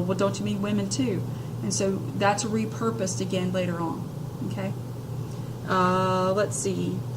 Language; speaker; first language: English; native; English